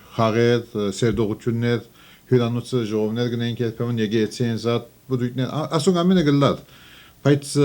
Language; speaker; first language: Armenian; early bilingual, heritage; Armenian